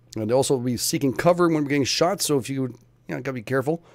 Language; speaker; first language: English; native; English